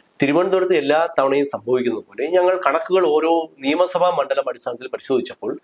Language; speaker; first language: Malayalam; native; Malayalam